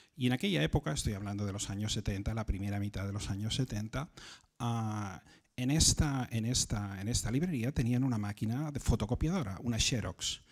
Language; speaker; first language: Spanish; native; Spanish